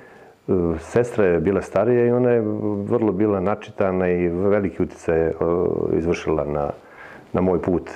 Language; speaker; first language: Serbian; native; Serbian